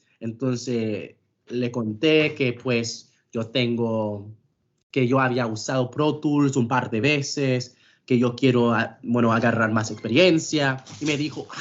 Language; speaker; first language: Spanish; non-native, fluent; English